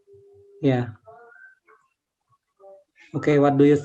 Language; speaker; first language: English; non-native, learner; Indonesian